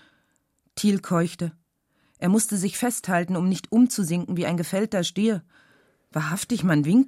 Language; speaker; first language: German; native; German